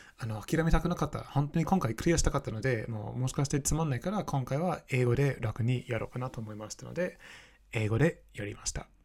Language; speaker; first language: Japanese; non-native, fluent; English